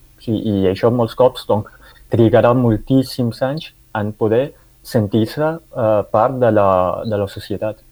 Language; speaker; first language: Catalan; early bilingual, other home language; Arabic